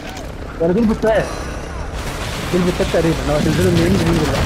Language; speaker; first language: Arabic; native; Arabic